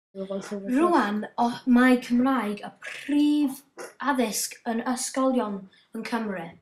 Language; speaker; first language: Welsh; non-native, local second language; English